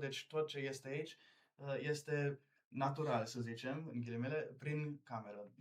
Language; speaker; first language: Romanian; early bilingual, heritage; Romanian